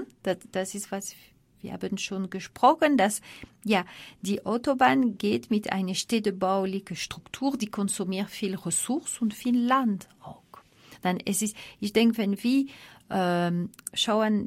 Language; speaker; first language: German; non-native, fluent; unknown